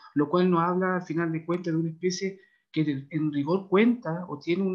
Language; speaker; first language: Spanish; native; Spanish